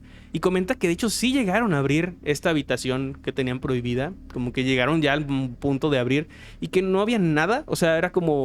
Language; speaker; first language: Spanish; native; Spanish